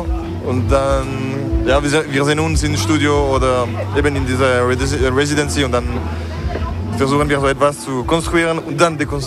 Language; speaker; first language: German; non-native, fluent; French